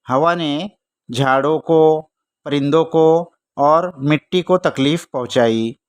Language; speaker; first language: Hindi; non-native, local second language; Marathi